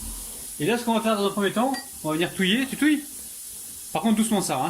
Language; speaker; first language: French; native; French